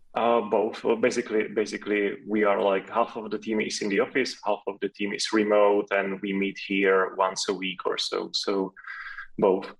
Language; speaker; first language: English; non-native, fluent; Czech